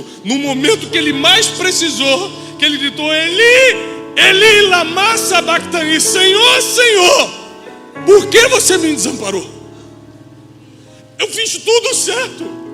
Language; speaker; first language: Portuguese; native; Portuguese